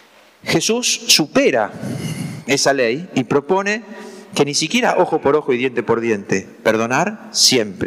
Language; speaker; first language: Spanish; native; Spanish